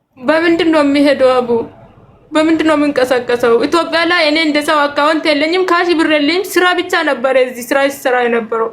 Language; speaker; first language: Amharic; non-native, local second language; Oromo